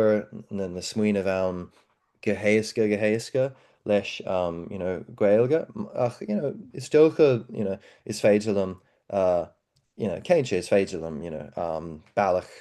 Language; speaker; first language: Irish; non-native, learner; English